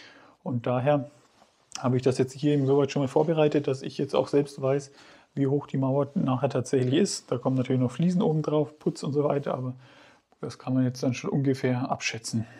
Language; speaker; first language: German; native; German